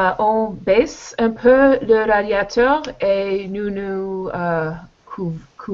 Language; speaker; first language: French; non-native, learner; English